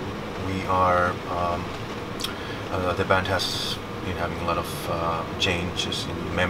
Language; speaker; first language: English; non-native, fluent; Finnish